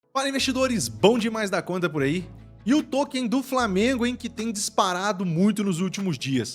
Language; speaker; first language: Portuguese; native; Portuguese